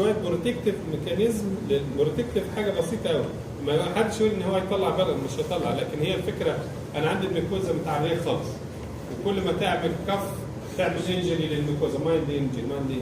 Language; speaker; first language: Arabic; native; Arabic